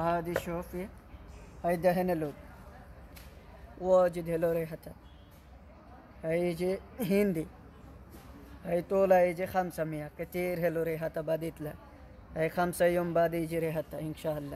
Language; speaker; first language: Arabic; non-native, learner; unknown